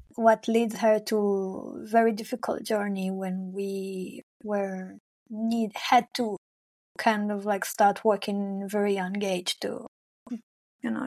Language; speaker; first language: English; non-native, fluent; Hebrew